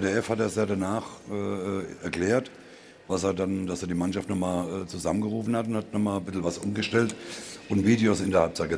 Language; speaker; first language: German; native; German